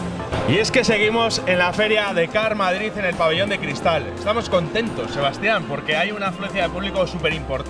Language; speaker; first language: Spanish; native; Spanish